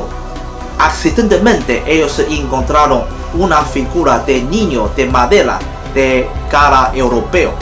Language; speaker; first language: Spanish; non-native, fluent; Chinese